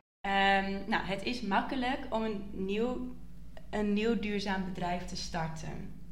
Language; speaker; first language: Dutch; native; Dutch